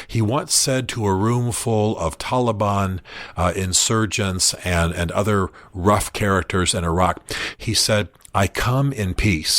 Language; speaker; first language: English; native; English